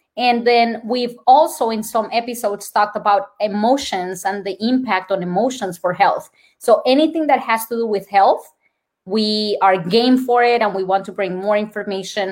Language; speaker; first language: English; non-native, fluent; Spanish